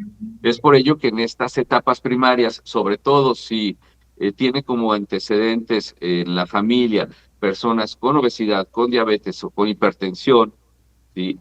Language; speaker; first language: Spanish; native; Spanish